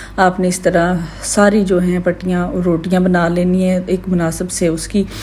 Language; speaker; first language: Urdu; native; Urdu